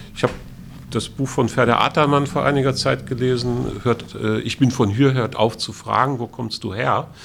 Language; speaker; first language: German; native; German